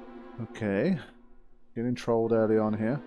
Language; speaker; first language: English; native; English